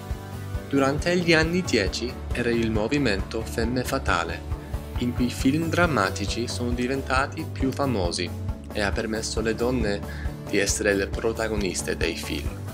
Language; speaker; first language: Italian; non-native, learner; English